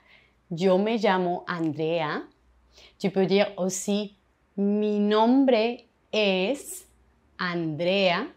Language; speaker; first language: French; non-native, fluent; Spanish